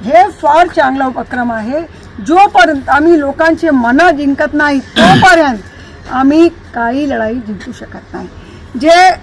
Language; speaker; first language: Marathi; non-native, local second language; Hindi